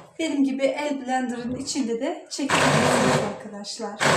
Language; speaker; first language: Turkish; native; Turkish